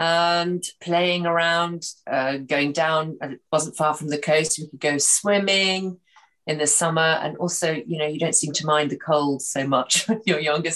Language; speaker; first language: English; native; English